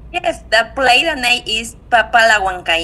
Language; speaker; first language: English; non-native, learner; Spanish